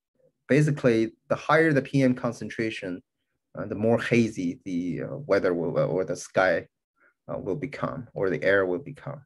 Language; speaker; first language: English; non-native, fluent; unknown